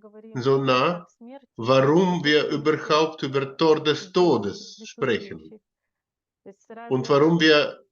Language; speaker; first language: German; non-native, learner; Russian